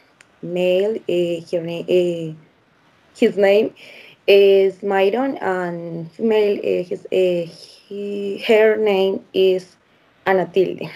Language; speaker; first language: English; non-native, learner; Spanish